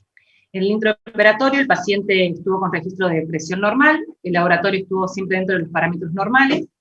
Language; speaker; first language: Spanish; native; Spanish